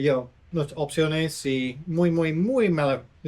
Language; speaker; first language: Spanish; non-native, learner; English